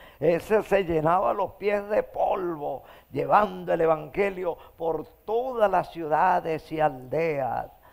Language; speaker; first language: Spanish; native; Spanish